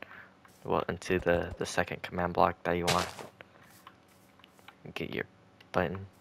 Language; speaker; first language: English; native; English